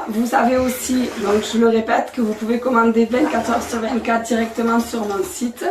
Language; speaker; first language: French; native; French